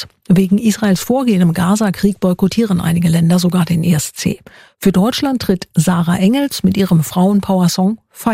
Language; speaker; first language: German; native; German